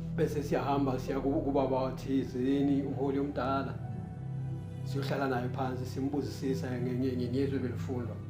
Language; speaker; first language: Zulu; non-native, local second language; Xhosa